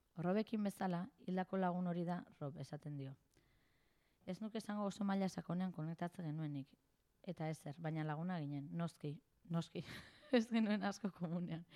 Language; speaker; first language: Basque; native; Basque